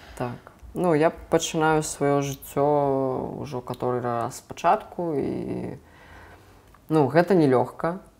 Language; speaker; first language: Belarusian; native; Belarusian